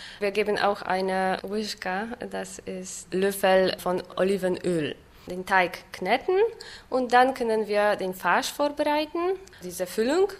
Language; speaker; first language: German; non-native, learner; Polish